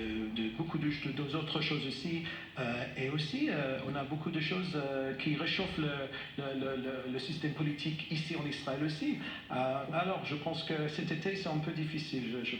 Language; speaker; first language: French; non-native, fluent; English